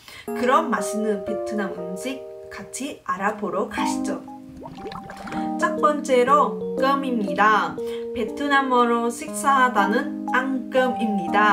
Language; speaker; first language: Korean; non-native, local second language; Vietnamese